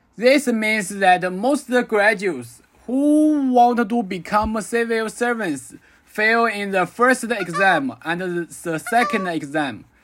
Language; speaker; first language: English; non-native, fluent; Chinese